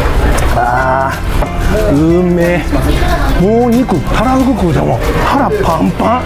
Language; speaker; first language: Japanese; native; Japanese